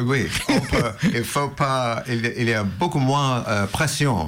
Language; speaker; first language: French; non-native, learner; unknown